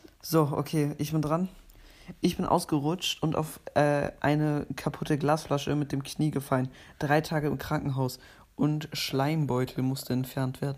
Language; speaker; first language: German; native; German